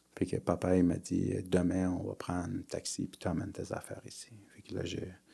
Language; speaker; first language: French; early bilingual, other home language; Persian